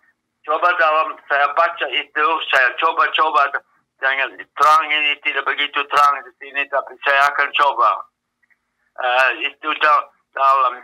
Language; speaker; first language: Indonesian; non-native, fluent; English